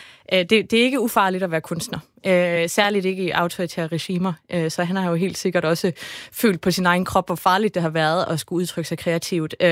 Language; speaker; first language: Danish; native; Danish